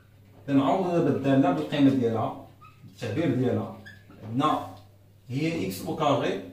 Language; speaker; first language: Arabic; native; Arabic